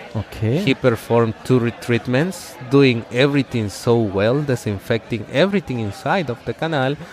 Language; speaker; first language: English; non-native, fluent; Spanish